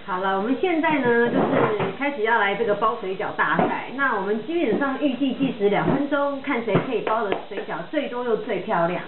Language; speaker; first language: Chinese; native; Chinese